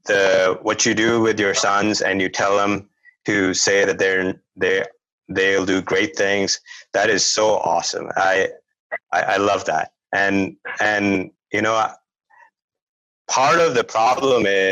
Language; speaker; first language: English; non-native, local second language; Urdu